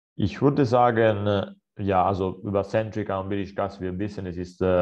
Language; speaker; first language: German; non-native, fluent; Italian